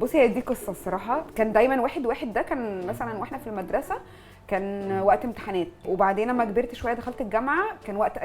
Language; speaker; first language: Arabic; native; Arabic